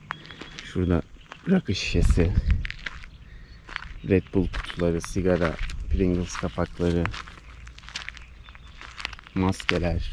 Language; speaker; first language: Turkish; native; Turkish